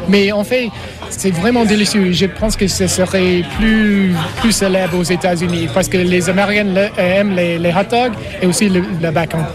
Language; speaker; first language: French; non-native, learner; English